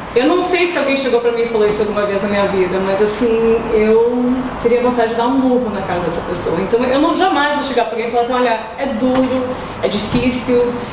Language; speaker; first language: Portuguese; early bilingual, other home language; English